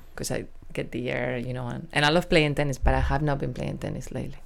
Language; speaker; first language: English; non-native, fluent; Spanish